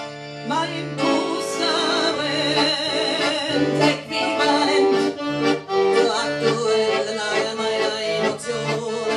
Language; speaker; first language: German; native; German